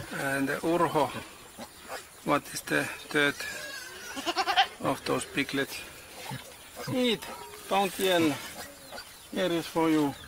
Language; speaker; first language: English; non-native, learner; Finnish